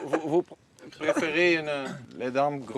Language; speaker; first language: French; non-native, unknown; Dutch